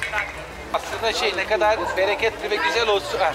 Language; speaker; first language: Turkish; non-native, fluent; Italian